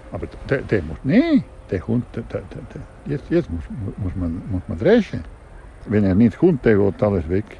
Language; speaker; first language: German; non-native, local second language; Italian